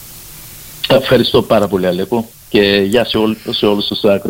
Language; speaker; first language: Greek; early bilingual, heritage; Greek